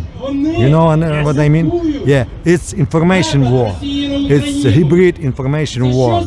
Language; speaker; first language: English; non-native, learner; Ukrainian